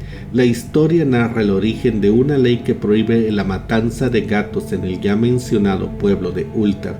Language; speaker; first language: Spanish; native; Spanish